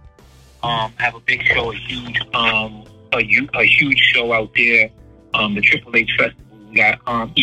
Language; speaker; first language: English; native; English